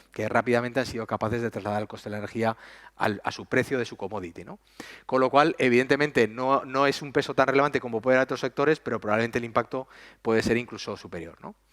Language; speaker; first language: Spanish; native; Spanish